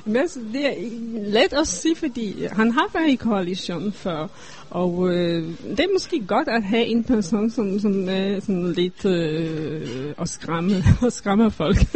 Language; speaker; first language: Danish; non-native, fluent; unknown